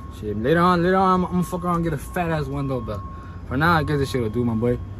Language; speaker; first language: English; early bilingual, other home language; Spanish